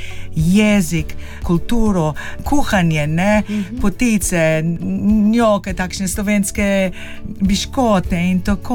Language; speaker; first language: Slovenian; early bilingual, heritage; Slovenian